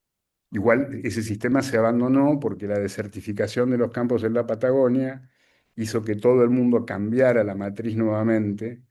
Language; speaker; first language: Spanish; native; Spanish